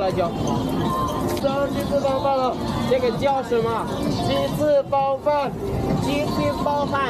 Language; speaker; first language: Chinese; non-native, learner; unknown